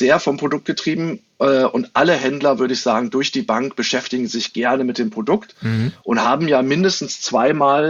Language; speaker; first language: German; native; German